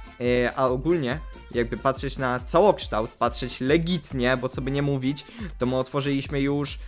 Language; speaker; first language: Polish; native; Polish